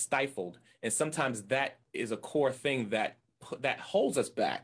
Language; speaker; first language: English; native; English